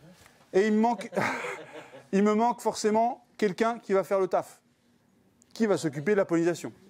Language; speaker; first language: French; native; French